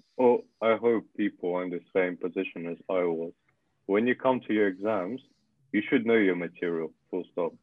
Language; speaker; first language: English; non-native, fluent; Russian